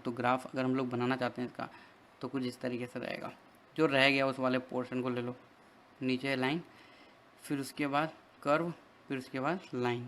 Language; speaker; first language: Hindi; native; Hindi